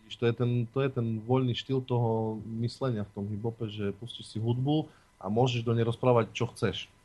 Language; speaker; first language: Slovak; native; Slovak